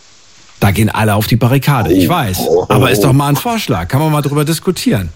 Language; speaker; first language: German; native; German